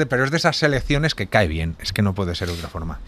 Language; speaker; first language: Spanish; native; Spanish